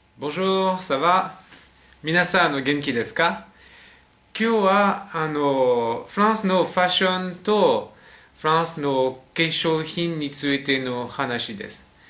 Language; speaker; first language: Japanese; non-native, fluent; French